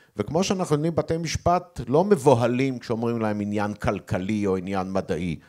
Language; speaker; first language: Hebrew; native; Hebrew